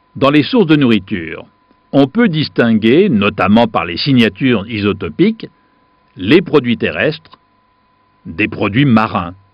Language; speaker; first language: French; native; French